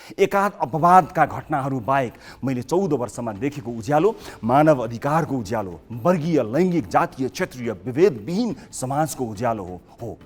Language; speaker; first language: Nepali; native; Nepali